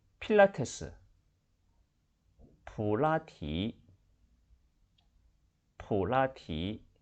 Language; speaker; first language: Chinese; non-native, fluent; Korean